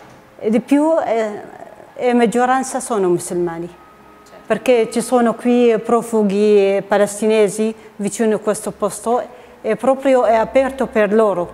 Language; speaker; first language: Italian; non-native, fluent; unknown